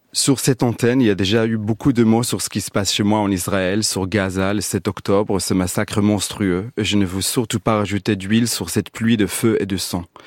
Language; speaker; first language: French; non-native, fluent; Hebrew